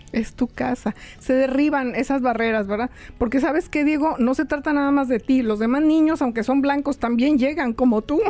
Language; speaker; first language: Spanish; native; Spanish